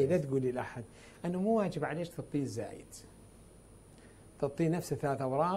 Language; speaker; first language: Arabic; native; Arabic